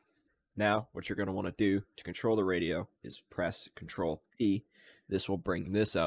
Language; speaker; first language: English; native; English